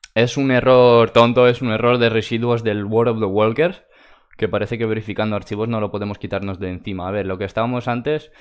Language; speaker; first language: Spanish; non-native, fluent; Russian